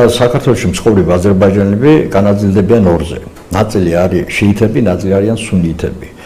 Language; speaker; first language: Georgian; non-native, local second language; Azerbaijani